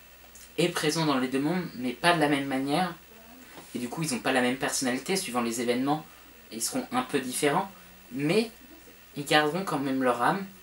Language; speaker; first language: French; native; French